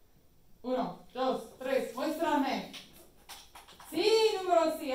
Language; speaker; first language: Spanish; non-native, fluent; English